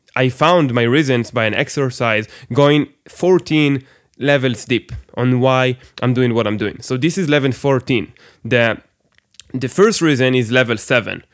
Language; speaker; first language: English; non-native, fluent; Hebrew